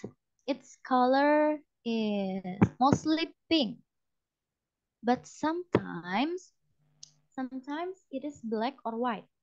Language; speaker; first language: English; non-native, fluent; Indonesian